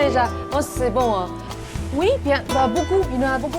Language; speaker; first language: French; non-native, fluent; Chinese